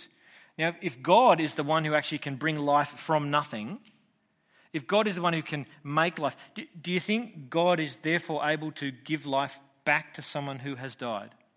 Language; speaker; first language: English; native; English